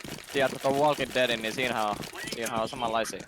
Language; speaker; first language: Finnish; native; Finnish